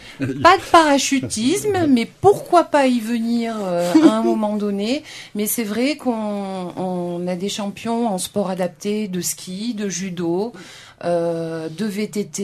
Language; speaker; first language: French; native; French